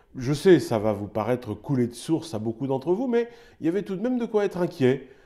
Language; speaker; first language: French; native; French